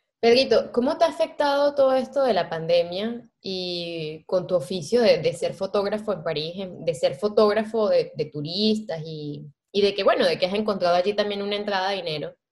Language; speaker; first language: Spanish; native; Spanish